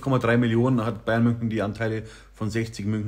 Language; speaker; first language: German; native; German